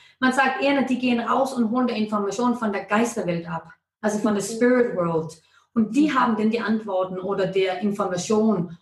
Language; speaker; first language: German; non-native, fluent; Danish